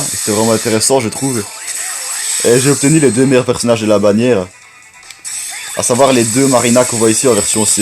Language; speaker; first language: French; native; French